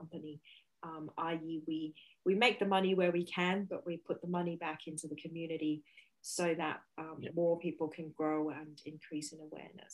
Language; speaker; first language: English; non-native, local second language; Cantonese